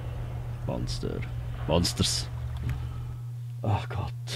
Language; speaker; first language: German; native; German